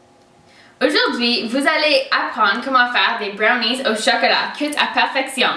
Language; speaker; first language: French; non-native, learner; English